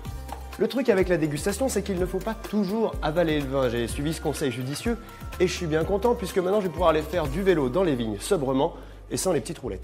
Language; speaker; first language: French; native; French